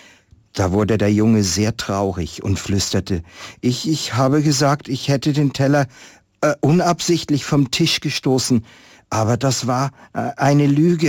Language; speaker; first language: German; native; German